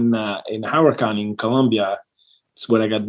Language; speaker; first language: English; non-native, fluent; Italian